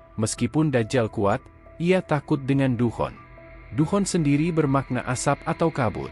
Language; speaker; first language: Indonesian; native; Indonesian